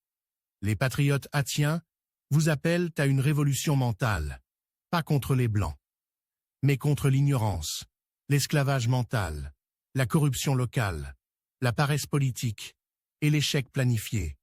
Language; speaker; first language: French; non-native, local second language; Haitian Creole